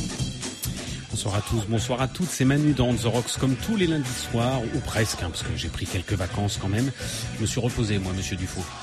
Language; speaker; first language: French; native; French